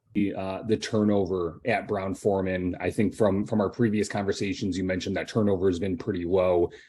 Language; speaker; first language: English; native; English